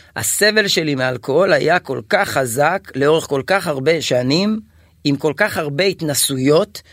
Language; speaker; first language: Hebrew; native; Hebrew